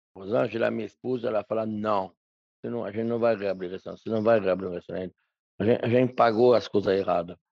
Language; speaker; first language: Portuguese; non-native, fluent; French